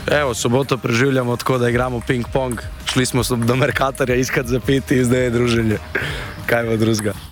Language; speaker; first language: Slovenian; native; Slovenian